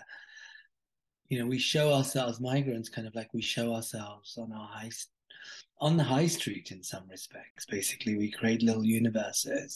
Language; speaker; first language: English; native; English